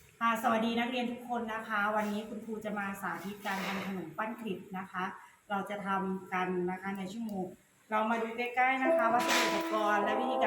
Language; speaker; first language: Thai; native; Thai